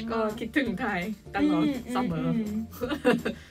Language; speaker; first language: Thai; non-native, learner; Korean